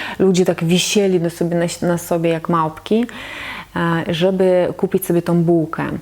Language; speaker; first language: Polish; non-native, fluent; Russian